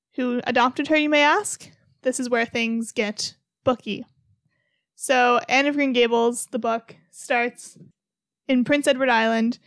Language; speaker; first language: English; native; English